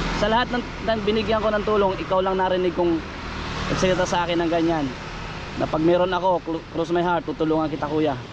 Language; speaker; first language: Filipino; native; Filipino